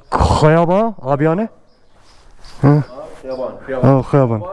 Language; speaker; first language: Persian; non-native, learner; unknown